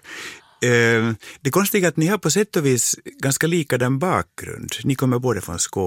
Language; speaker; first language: Swedish; native; Swedish